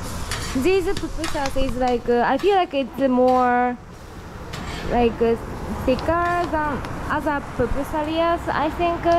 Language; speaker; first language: English; non-native, fluent; Japanese